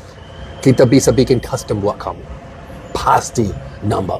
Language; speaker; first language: Indonesian; non-native, learner; English